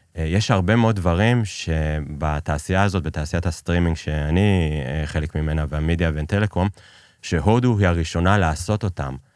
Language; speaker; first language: Hebrew; early bilingual, other home language; Persian